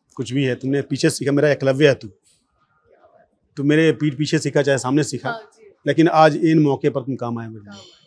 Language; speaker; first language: Hindi; non-native, local second language; Sadri